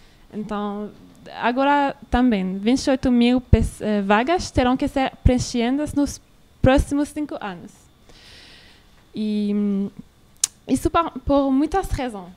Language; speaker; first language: Portuguese; non-native, learner; French